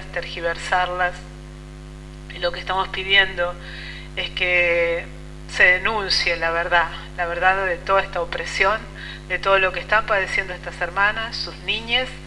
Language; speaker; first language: Spanish; native; Spanish